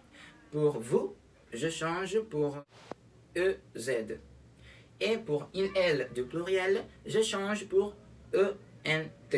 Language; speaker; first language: French; non-native, learner; Spanish